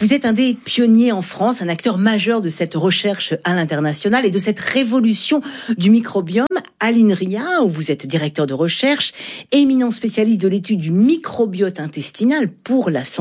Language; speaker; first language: French; native; French